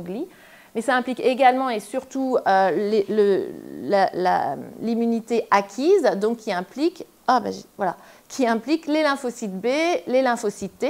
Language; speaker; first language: French; native; French